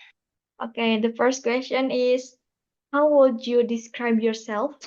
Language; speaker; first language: English; non-native, learner; Indonesian